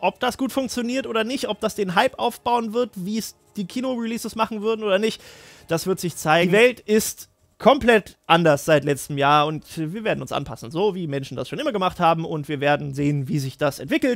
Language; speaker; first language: German; native; German